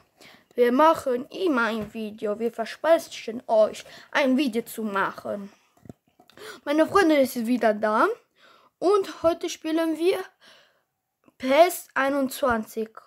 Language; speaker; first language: German; non-native, learner; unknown